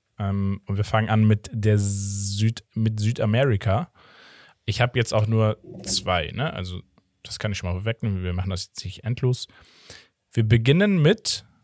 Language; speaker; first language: German; early bilingual, other home language; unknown